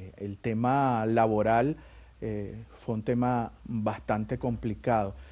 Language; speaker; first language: Spanish; native; Spanish